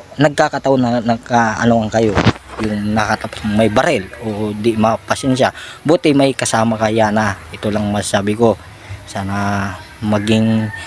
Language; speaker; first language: Filipino; native; Filipino